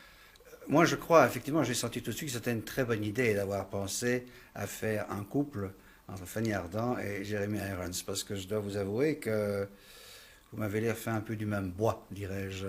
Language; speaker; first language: French; native; French